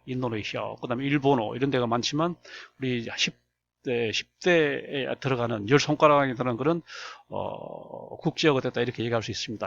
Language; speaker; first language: Korean; native; Korean